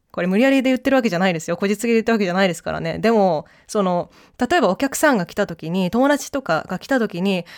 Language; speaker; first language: Japanese; early bilingual, heritage; Japanese